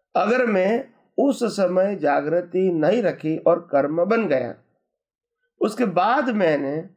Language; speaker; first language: Hindi; non-native, local second language; Gujarati